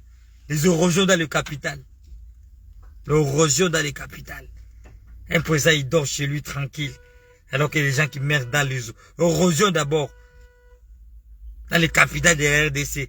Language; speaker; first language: French; non-native, local second language; Lingala